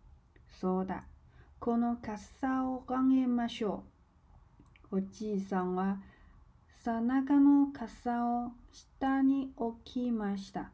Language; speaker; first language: Japanese; non-native, learner; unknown